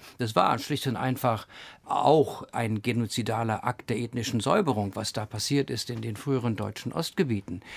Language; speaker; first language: German; early bilingual, other home language; English